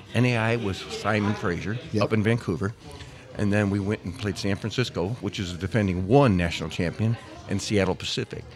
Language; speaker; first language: English; native; English